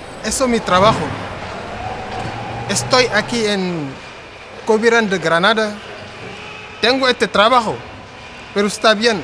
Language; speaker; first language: Spanish; non-native, fluent; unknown